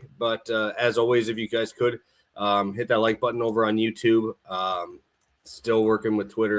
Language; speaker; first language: English; native; English